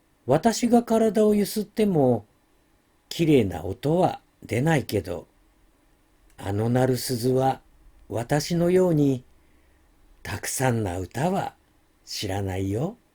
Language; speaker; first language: Japanese; native; Japanese